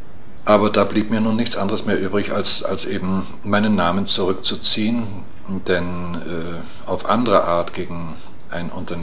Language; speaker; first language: German; native; German